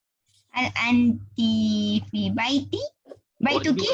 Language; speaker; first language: Arabic; non-native, learner; Malay